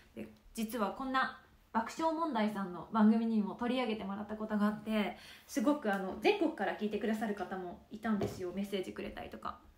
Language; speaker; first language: Japanese; native; Japanese